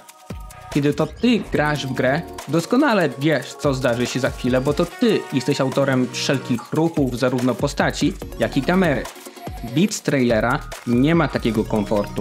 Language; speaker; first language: Polish; native; Polish